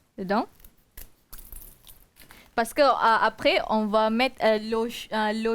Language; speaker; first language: French; non-native, learner; Malay